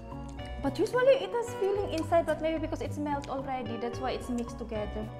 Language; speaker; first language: English; non-native, local second language; Filipino